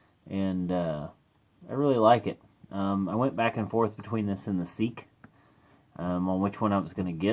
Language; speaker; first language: English; native; English